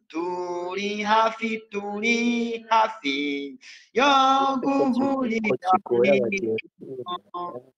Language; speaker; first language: Kinyarwanda; native; Kinyarwanda